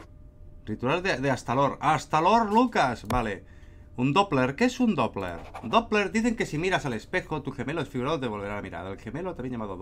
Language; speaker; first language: Spanish; native; Spanish